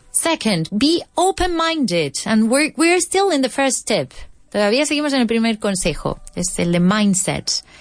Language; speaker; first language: English; non-native, fluent; Spanish